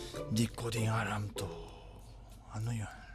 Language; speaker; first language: Filipino; non-native, learner; Japanese